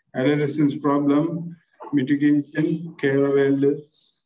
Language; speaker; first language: English; non-native, local second language; Tamil